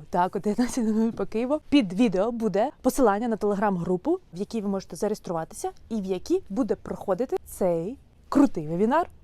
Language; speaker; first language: Ukrainian; native; Ukrainian